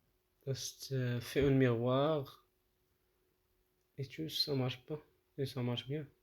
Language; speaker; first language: French; non-native, local second language; Arabic